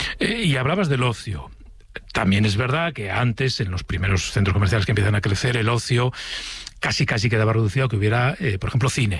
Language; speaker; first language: Spanish; native; Spanish